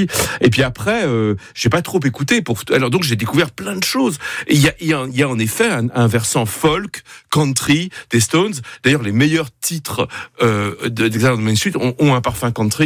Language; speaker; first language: French; native; French